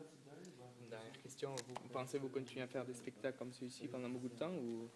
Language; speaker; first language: French; non-native, fluent; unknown